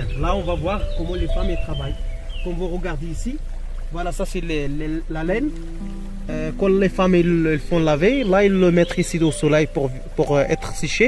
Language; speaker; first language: French; non-native, local second language; Arabic